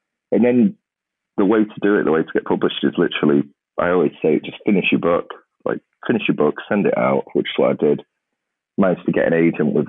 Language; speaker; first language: English; native; English